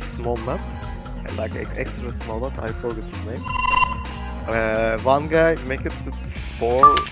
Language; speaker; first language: English; non-native, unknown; Turkish